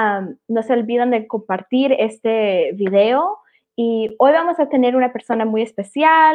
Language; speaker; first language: Spanish; early bilingual, heritage; Spanish